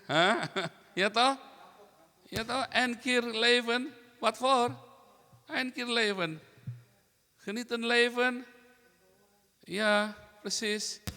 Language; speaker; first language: Dutch; non-native, learner; Indonesian